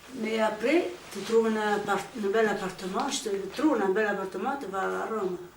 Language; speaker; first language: French; non-native, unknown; Italian